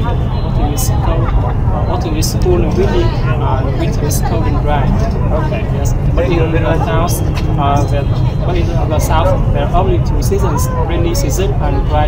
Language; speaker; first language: English; non-native, learner; Vietnamese